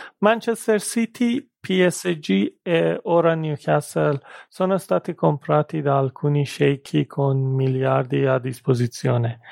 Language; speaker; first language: Italian; non-native, fluent; Persian